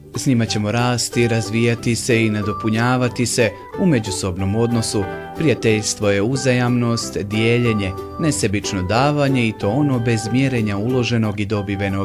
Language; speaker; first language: Croatian; native; Croatian